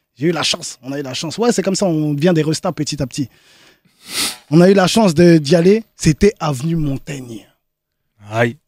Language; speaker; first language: French; native; French